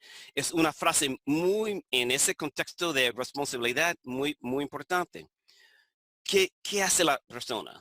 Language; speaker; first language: Spanish; non-native, fluent; English